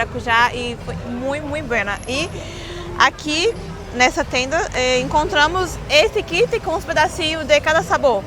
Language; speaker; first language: Portuguese; non-native, fluent; Spanish